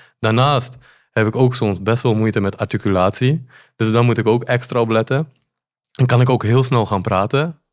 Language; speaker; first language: Dutch; early bilingual, other home language; Polish